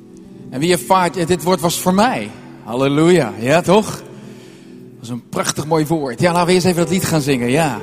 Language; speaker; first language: Dutch; native; Dutch